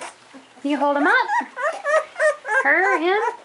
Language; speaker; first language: English; native; English